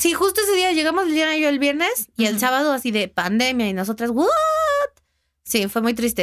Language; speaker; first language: Spanish; native; Spanish